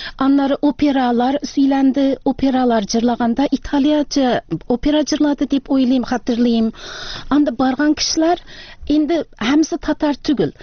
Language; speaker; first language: Tatar; early bilingual, heritage; Tatar